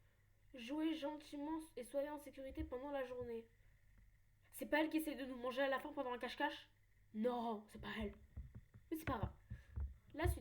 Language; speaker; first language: French; native; French